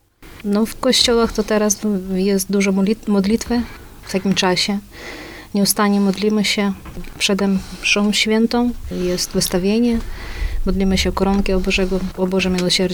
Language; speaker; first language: Polish; non-native, fluent; Ukrainian